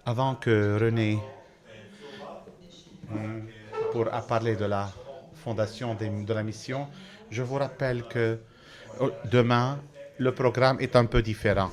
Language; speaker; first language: French; non-native, fluent; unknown